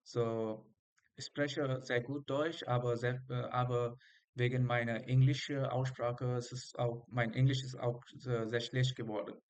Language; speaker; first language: German; non-native, fluent; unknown